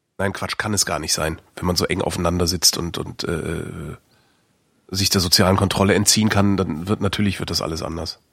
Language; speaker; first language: German; native; German